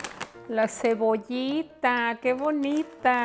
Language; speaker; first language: Spanish; native; Spanish